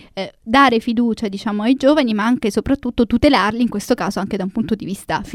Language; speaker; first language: Italian; native; Italian